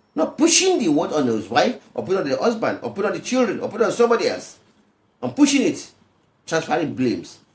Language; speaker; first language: English; non-native, local second language; Yoruba